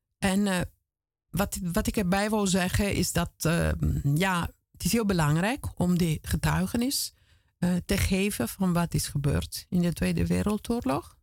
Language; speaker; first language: Dutch; non-native, fluent; Italian